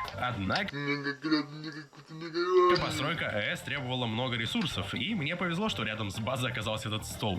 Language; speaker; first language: Russian; native; Russian